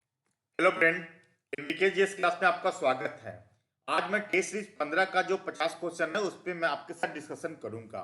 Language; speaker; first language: Hindi; native; Hindi